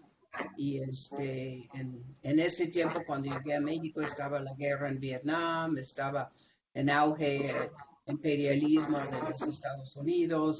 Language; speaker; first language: Spanish; non-native, fluent; English